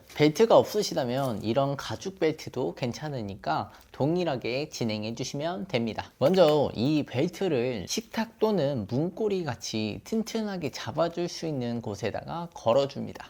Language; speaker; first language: Korean; native; Korean